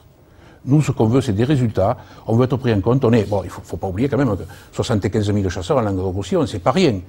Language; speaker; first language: French; native; French